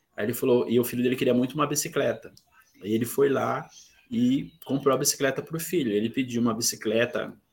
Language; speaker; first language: Portuguese; native; Portuguese